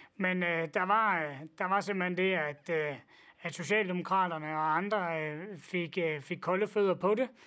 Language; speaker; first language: Danish; native; Danish